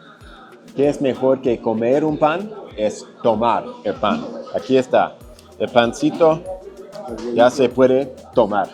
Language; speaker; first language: Spanish; non-native, fluent; English